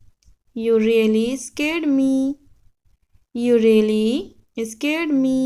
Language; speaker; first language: English; non-native, local second language; Hindi